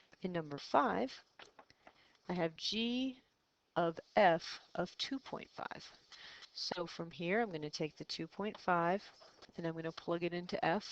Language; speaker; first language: English; native; English